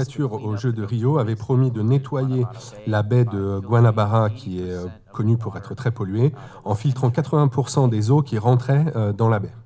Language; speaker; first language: French; native; French